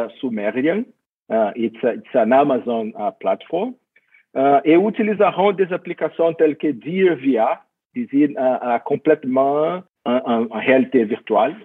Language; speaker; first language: French; non-native, fluent; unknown